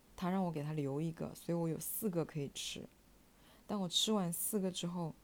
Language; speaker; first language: Chinese; native; Chinese